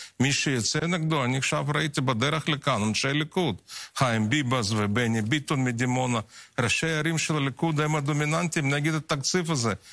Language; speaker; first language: Hebrew; non-native, fluent; Russian